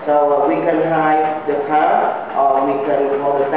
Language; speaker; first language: English; non-native, learner; Vietnamese